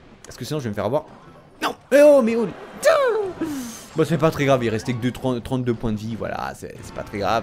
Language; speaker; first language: French; native; French